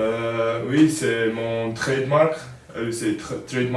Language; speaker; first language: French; non-native, learner; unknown